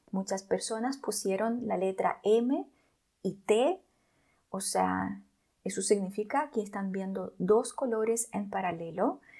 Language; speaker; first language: Spanish; non-native, fluent; Russian